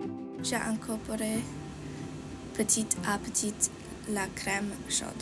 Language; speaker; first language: French; non-native, learner; English